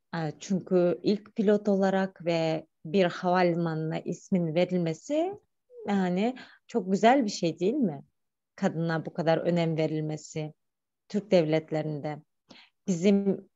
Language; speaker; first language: Turkish; non-native, fluent; Kyrgyz